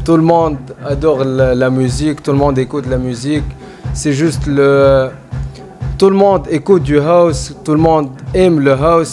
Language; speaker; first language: French; non-native, fluent; Arabic